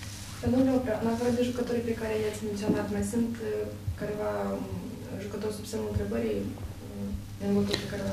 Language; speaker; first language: Romanian; native; Romanian